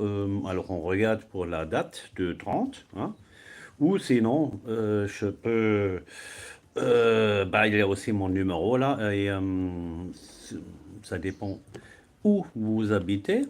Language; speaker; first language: French; non-native, fluent; German